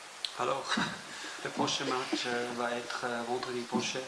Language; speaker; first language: French; non-native, fluent; German